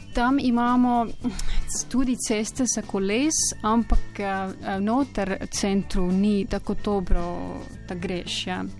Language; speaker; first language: Slovenian; non-native, learner; Estonian